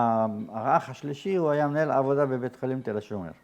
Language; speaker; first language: Hebrew; early bilingual, other home language; Arabic